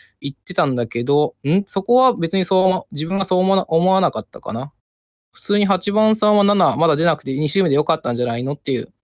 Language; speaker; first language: Japanese; native; Japanese